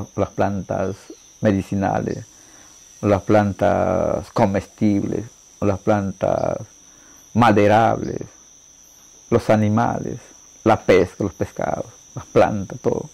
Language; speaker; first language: Spanish; non-native, local second language; Shipibo-Conibo